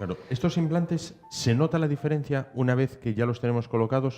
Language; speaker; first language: Spanish; native; Spanish